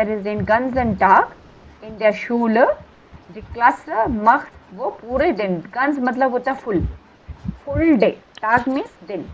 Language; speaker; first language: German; non-native, learner; Hindi